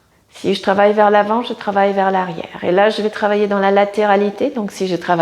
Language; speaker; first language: French; native; French